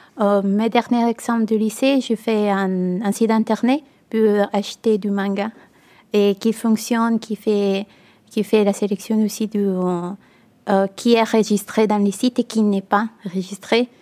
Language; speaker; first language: French; non-native, learner; Italian